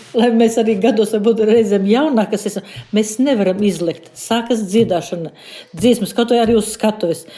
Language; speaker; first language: Latvian; native; Latvian